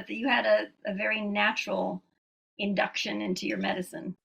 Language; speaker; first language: English; native; English